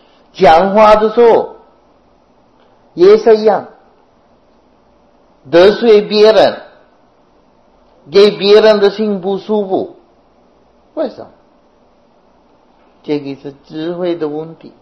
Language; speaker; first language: Chinese; non-native, fluent; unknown